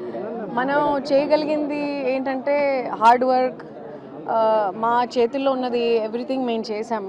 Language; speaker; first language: Telugu; non-native, local second language; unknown